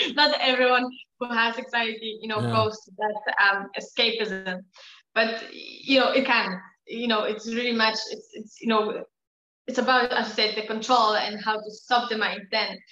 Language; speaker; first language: English; non-native, fluent; Polish